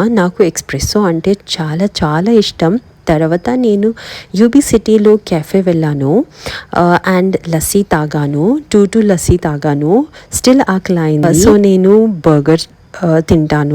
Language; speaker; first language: Telugu; non-native, learner; Kannada